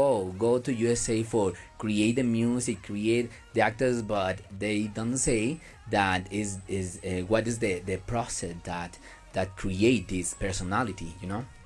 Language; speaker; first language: English; non-native, learner; Spanish